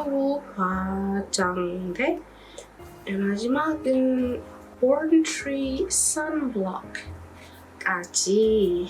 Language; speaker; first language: Korean; non-native, learner; English